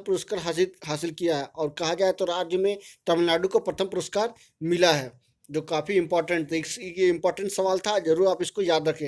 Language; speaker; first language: Hindi; native; Hindi